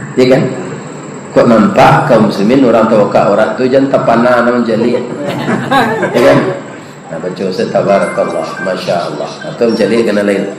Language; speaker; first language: Malay; non-native, local second language; Minangkabau